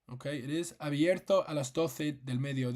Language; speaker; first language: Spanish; non-native, fluent; English